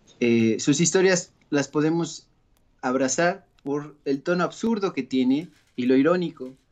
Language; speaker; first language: Spanish; native; Spanish